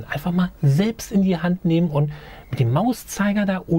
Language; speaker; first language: German; native; German